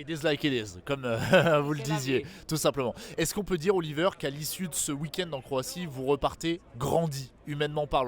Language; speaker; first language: French; non-native, learner; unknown